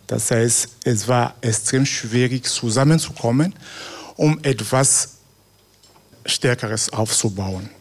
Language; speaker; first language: German; non-native, fluent; French